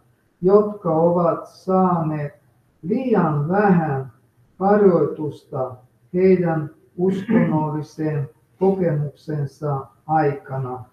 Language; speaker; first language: Finnish; non-native, fluent; Russian